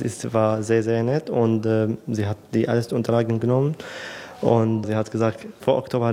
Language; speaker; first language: German; non-native, learner; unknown